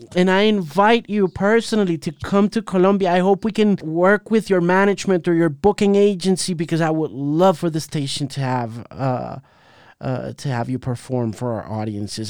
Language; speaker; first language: English; non-native, fluent; Spanish